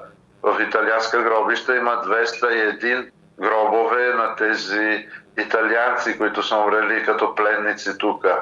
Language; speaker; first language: Bulgarian; non-native, fluent; Italian